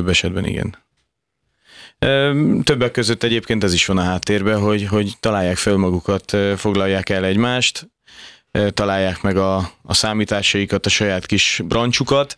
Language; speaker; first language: Hungarian; native; Hungarian